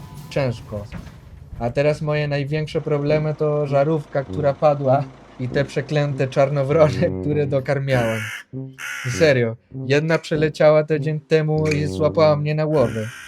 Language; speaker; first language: Polish; non-native, fluent; Spanish